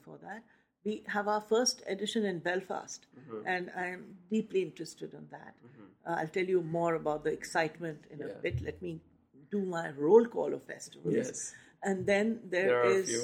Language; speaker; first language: English; non-native, local second language; Hindi